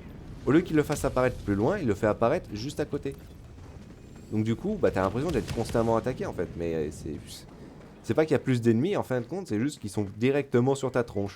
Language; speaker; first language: French; native; French